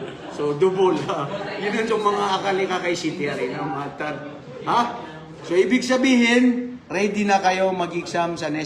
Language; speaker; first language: Filipino; non-native, local second language; Maranao